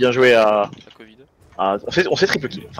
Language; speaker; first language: French; native; French